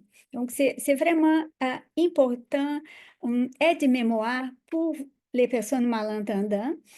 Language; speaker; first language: French; non-native, fluent; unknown